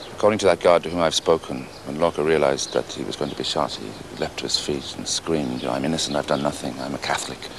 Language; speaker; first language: English; native; English